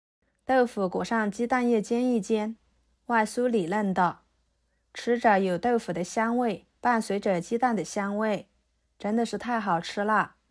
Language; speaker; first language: Chinese; native; Chinese